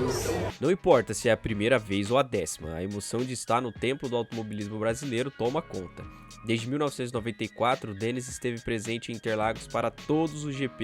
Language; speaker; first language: Portuguese; native; Portuguese